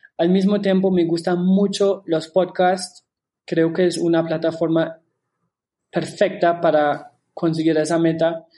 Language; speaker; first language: Spanish; non-native, fluent; German